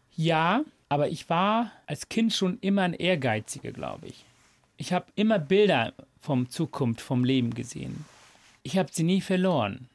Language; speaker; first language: German; non-native, fluent; Tamil